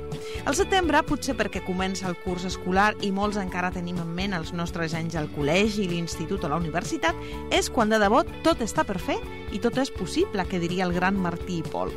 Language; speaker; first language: Catalan; native; Catalan